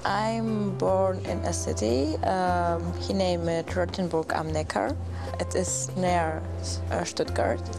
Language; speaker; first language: English; non-native, learner; German